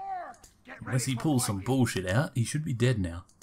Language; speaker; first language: English; native; English